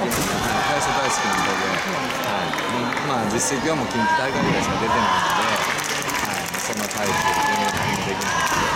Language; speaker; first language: Japanese; native; Japanese